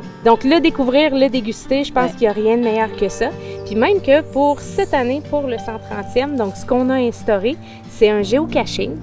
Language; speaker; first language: French; native; French